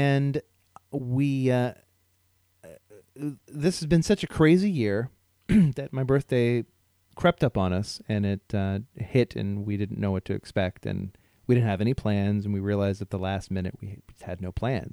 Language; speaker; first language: English; native; English